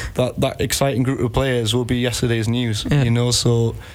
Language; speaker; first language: English; native; English